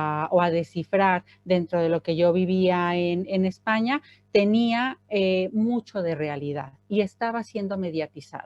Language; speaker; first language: Spanish; native; Spanish